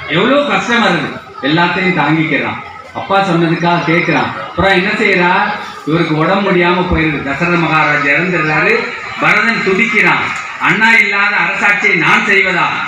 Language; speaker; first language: Tamil; non-native, local second language; Telugu